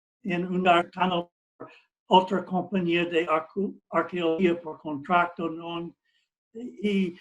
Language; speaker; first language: Spanish; non-native, fluent; English